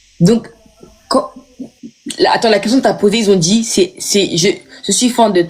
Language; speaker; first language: French; native; French